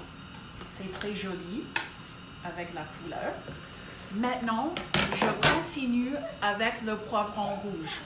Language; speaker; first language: French; non-native, local second language; English